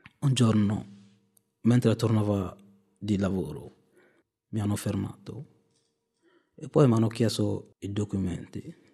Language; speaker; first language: Italian; non-native, fluent; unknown